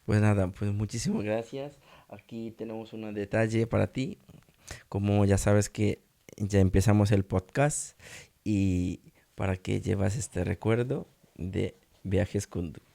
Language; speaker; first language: Spanish; non-native, learner; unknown